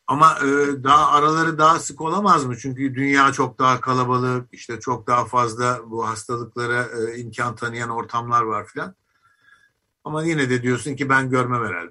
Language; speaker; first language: Turkish; native; Turkish